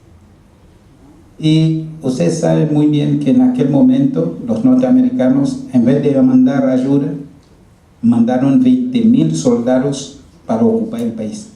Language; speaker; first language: Spanish; non-native, fluent; Haitian Creole